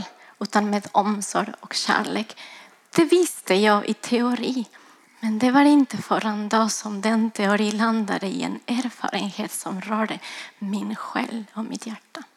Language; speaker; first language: Swedish; non-native, fluent; Spanish